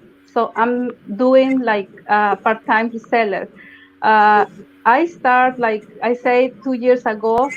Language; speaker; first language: English; non-native, learner; Spanish